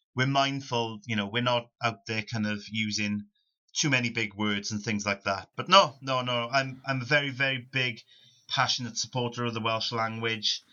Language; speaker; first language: English; native; English